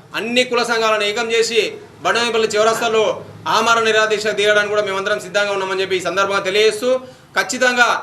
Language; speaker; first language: Telugu; native; Telugu